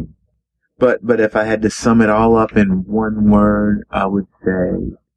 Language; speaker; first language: English; native; English